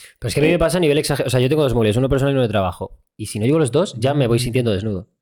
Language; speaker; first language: Spanish; native; Spanish